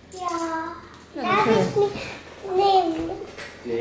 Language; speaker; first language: German; early bilingual, other home language; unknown